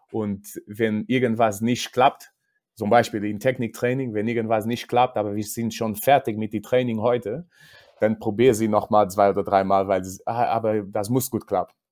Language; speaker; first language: German; non-native, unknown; Portuguese